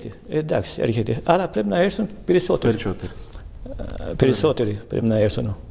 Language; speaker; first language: Greek; non-native, fluent; Bulgarian